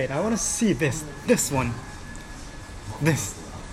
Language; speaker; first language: English; non-native, learner; Japanese